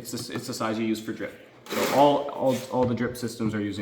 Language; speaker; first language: English; native; English